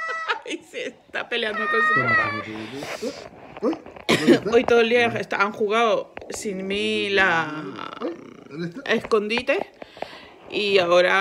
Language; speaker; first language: Spanish; non-native, fluent; Georgian